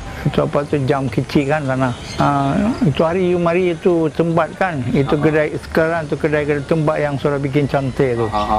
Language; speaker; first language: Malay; non-native, local second language; Tamil